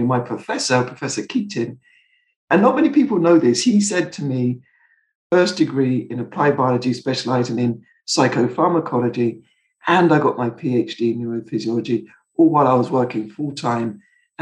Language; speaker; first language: English; native; English